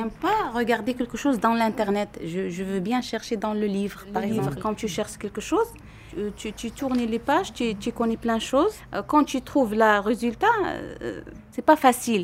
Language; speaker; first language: French; non-native, learner; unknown